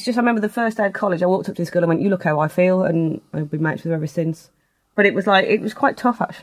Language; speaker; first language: English; native; English